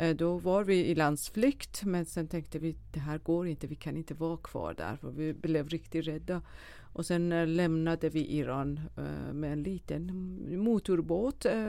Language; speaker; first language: Swedish; non-native, fluent; Persian